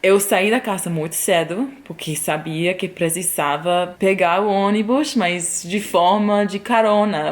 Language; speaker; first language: Portuguese; non-native, fluent; English